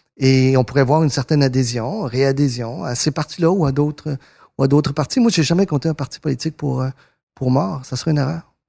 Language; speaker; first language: French; early bilingual, other home language; Spanish